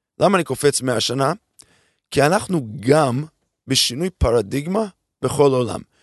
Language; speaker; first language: Hebrew; non-native, fluent; English